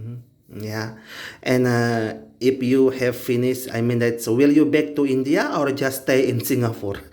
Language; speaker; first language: English; non-native, learner; Indonesian